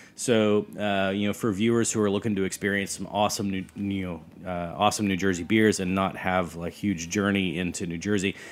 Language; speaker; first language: English; native; English